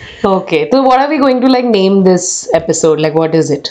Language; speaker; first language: English; non-native, local second language; Hindi